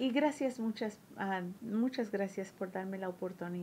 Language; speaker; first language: Spanish; early bilingual, heritage; Spanish